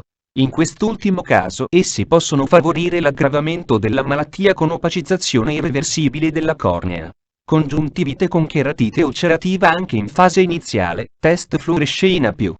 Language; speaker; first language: Italian; native; Italian